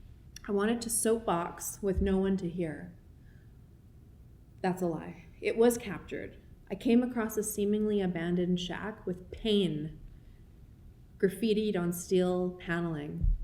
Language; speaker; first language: English; native; English